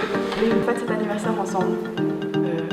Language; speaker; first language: French; native; French